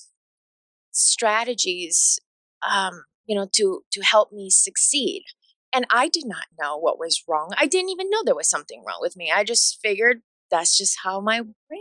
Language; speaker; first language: English; non-native, fluent; Spanish